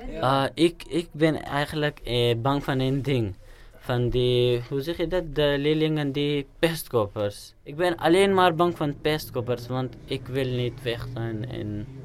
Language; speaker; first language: Dutch; non-native, learner; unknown